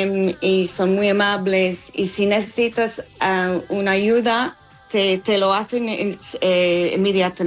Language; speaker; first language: Spanish; non-native, fluent; English